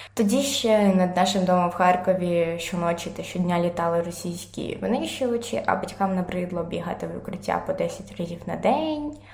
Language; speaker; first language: Ukrainian; non-native, local second language; Russian